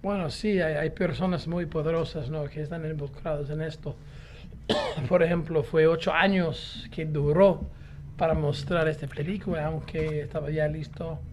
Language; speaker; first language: Spanish; non-native, fluent; English